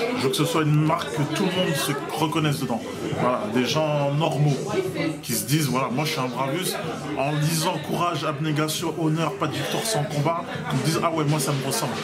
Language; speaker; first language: French; early bilingual, other home language; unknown